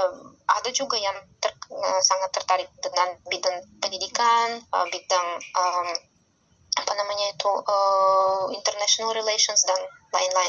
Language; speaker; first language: Indonesian; non-native, fluent; Russian